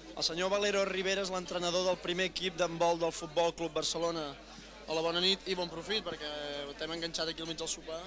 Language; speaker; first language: Catalan; native; Catalan